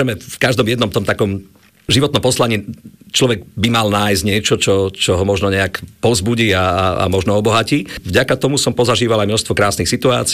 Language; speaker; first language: Slovak; native; Slovak